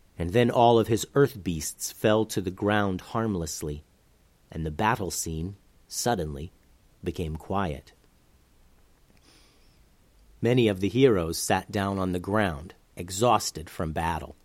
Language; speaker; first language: English; native; English